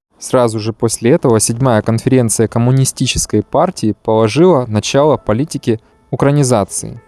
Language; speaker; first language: Russian; native; Russian